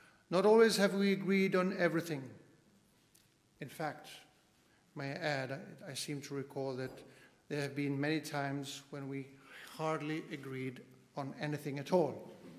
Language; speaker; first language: English; non-native, fluent; Spanish